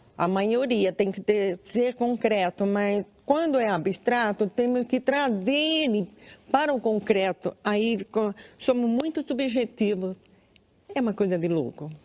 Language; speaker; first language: Portuguese; non-native, local second language; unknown